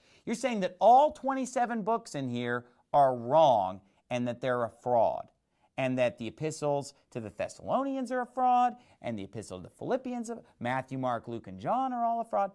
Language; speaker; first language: English; native; English